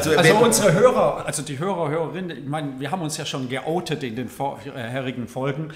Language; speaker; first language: German; native; German